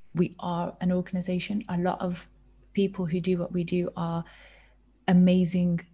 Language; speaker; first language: English; native; English